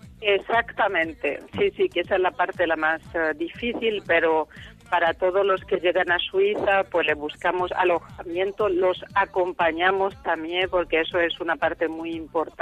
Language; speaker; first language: Spanish; non-native, fluent; French